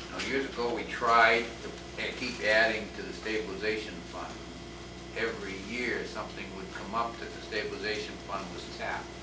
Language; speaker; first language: English; native; English